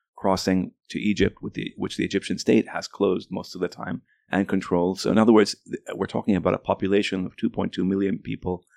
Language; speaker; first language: English; early bilingual, other home language; Arabic